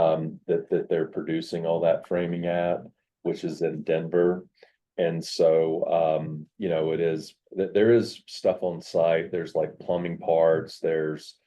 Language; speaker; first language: English; native; English